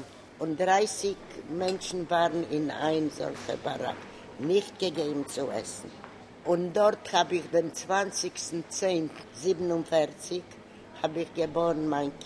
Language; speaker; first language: German; non-native, learner; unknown